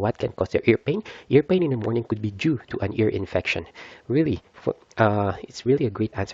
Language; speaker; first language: English; non-native, fluent; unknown